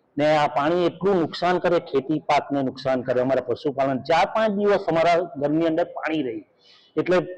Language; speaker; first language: Gujarati; native; Gujarati